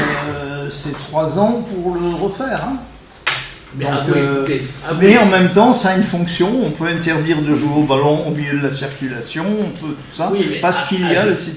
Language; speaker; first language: French; native; French